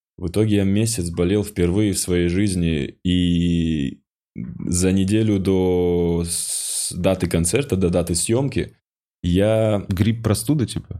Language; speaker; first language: Russian; non-native, local second language; Ossetic